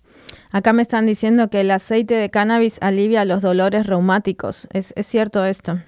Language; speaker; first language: Spanish; native; Spanish